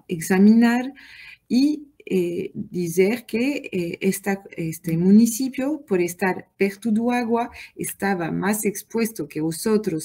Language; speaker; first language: Portuguese; non-native, learner; French